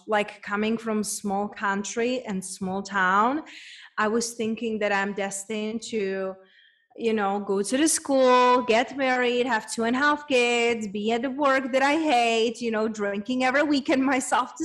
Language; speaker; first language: English; non-native, fluent; Czech